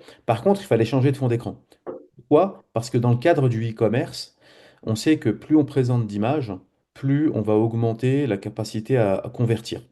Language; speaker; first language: French; native; French